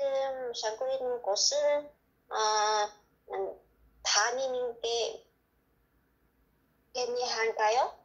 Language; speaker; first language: Korean; non-native, learner; Vietnamese